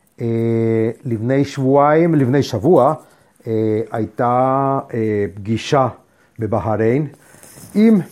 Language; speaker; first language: Hebrew; non-native, fluent; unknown